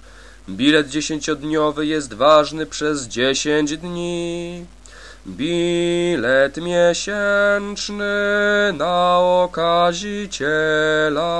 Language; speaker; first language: Polish; native; Polish